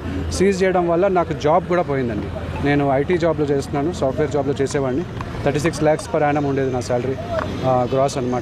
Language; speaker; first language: Telugu; native; Telugu